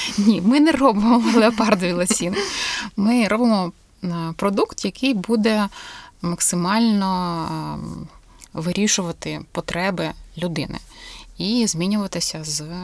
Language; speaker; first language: Ukrainian; non-native, local second language; Russian